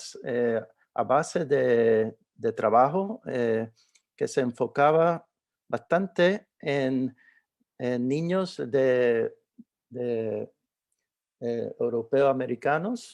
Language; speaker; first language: Spanish; early bilingual, heritage; Spanish